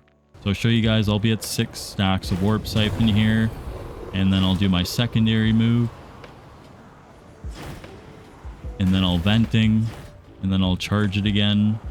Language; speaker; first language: English; native; English